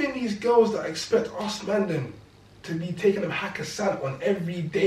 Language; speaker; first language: English; native; English